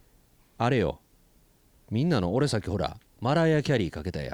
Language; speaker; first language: Japanese; native; Japanese